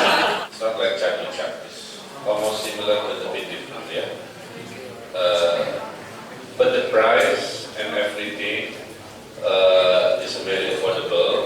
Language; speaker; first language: English; non-native, fluent; Indonesian